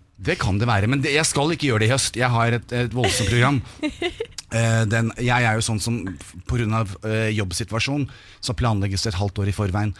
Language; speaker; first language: Norwegian; native; Norwegian